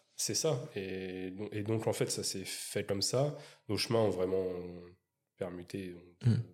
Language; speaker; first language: French; native; French